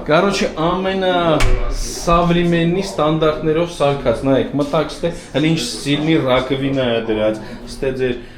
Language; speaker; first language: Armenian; native; Armenian